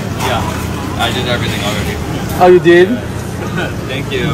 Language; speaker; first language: English; native; English